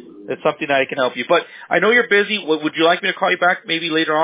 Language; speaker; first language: English; early bilingual, other home language; Spanish